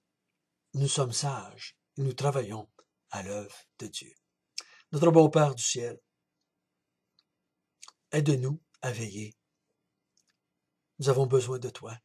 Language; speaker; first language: French; native; French